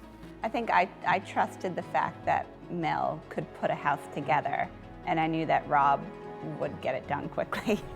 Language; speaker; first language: English; native; English